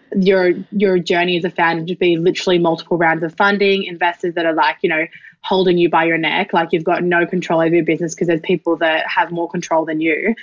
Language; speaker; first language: English; native; English